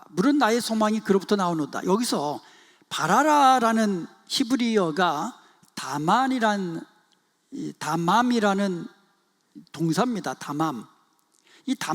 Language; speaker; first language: Korean; native; Korean